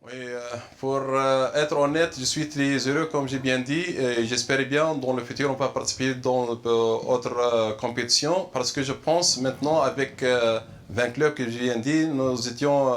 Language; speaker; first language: French; non-native, fluent; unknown